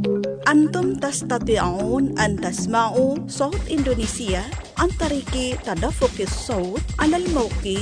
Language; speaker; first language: Arabic; non-native, fluent; Indonesian